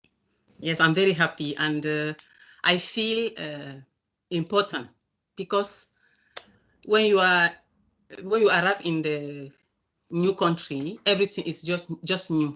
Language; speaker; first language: English; non-native, learner; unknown